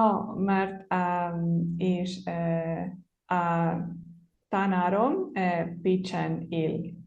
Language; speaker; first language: Hungarian; non-native, learner; Spanish